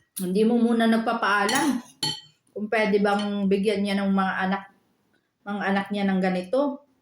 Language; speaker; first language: Filipino; native; Filipino